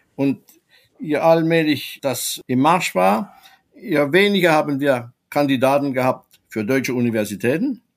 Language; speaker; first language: German; non-native, fluent; French